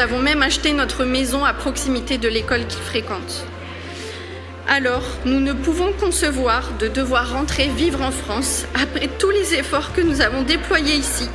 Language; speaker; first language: French; native; French